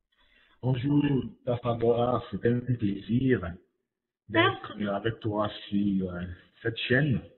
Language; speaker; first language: French; non-native, fluent; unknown